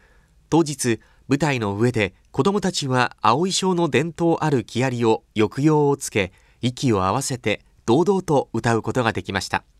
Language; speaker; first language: Japanese; native; Japanese